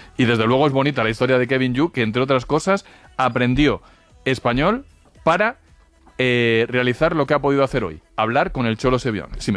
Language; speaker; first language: Spanish; native; Spanish